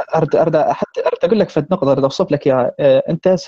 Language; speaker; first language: Arabic; native; Arabic